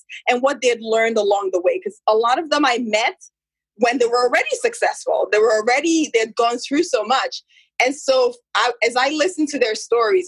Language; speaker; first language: English; non-native, local second language; Igbo